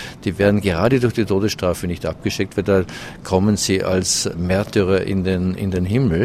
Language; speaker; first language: German; native; German